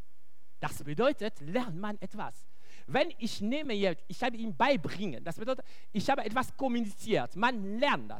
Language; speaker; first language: German; non-native, local second language; French